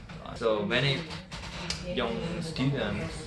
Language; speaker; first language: English; non-native, learner; Korean